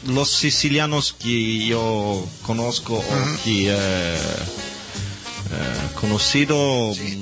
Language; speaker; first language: Spanish; non-native, learner; Italian